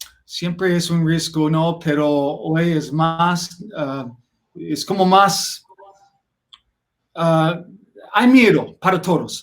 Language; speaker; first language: Spanish; non-native, learner; English